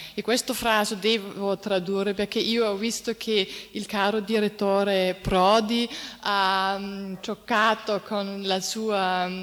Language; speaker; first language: Italian; non-native, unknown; German